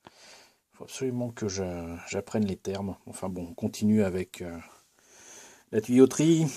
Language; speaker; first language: French; native; French